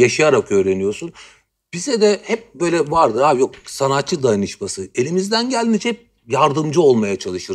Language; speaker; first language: Turkish; native; Turkish